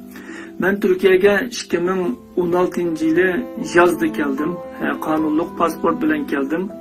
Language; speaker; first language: Turkish; non-native, learner; Uyghur